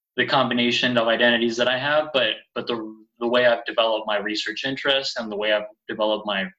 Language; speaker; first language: English; early bilingual, other home language; Spanish